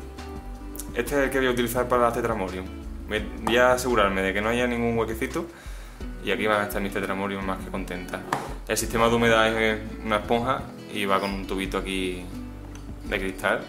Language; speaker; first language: Spanish; native; Spanish